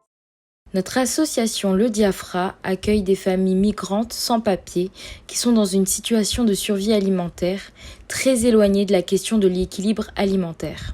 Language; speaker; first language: French; native; French